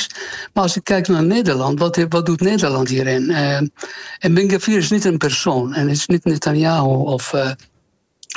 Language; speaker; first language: Dutch; non-native, fluent; Arabic